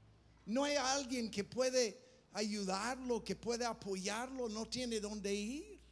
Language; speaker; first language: Spanish; non-native, fluent; English